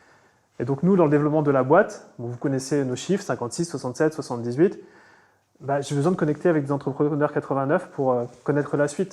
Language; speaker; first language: French; native; French